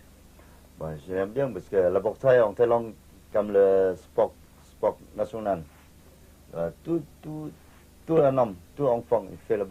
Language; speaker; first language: French; non-native, learner; Thai